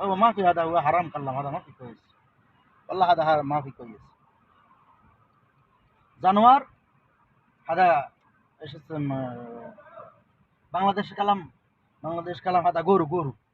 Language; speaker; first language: Arabic; non-native, learner; Bangla